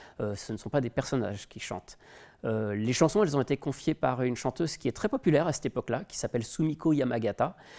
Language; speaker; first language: French; native; French